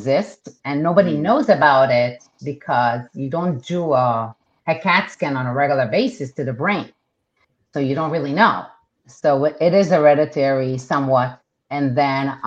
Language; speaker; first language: English; non-native, fluent; Hebrew